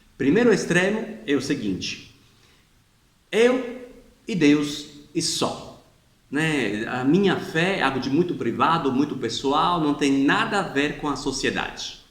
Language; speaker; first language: Portuguese; non-native, fluent; Italian